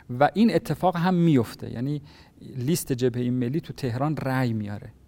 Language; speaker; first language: Persian; native; Persian